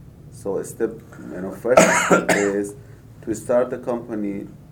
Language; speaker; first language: English; non-native, fluent; Persian